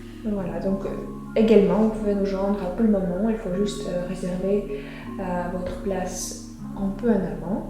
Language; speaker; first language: French; non-native, fluent; Russian